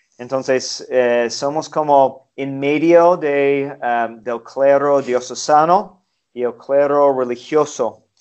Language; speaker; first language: Spanish; non-native, fluent; English